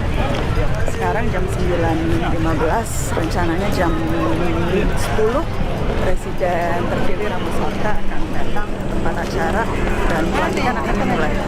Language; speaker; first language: Indonesian; native; Indonesian